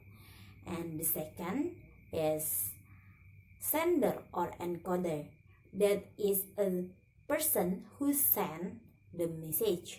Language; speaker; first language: English; non-native, learner; Indonesian